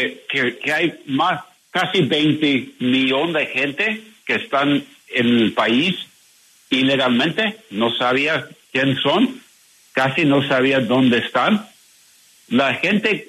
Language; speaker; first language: Spanish; non-native, learner; English